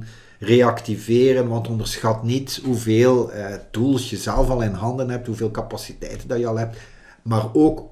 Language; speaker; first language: Dutch; native; Dutch